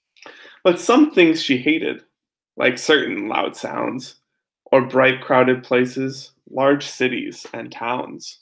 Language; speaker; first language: English; native; English